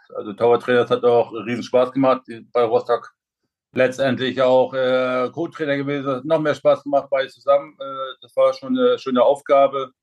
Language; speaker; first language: German; native; German